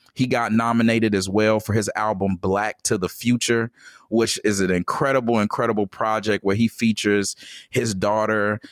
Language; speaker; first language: English; native; English